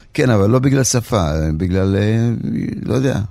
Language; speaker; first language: Hebrew; early bilingual, other home language; Polish